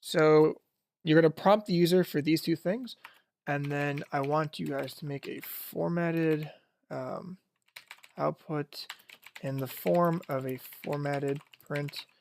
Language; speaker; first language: English; native; English